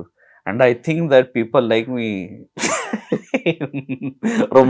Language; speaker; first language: Telugu; non-native, learner; Hindi